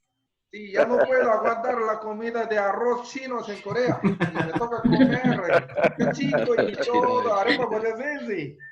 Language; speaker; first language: Spanish; non-native, fluent; Korean